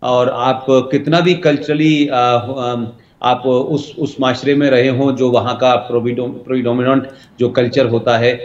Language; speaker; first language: Hindi; native; Hindi